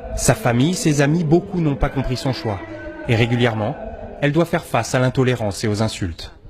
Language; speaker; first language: French; native; French